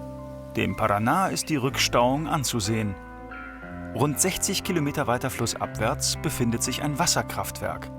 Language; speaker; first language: German; native; German